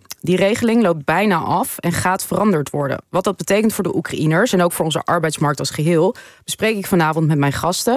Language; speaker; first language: Dutch; native; Dutch